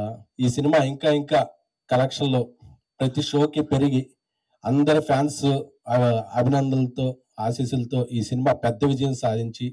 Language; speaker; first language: Telugu; native; Telugu